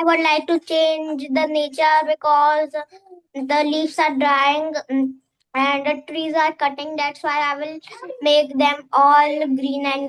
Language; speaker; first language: English; non-native, fluent; Hindi